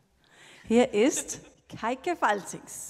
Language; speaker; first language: German; non-native, learner; Danish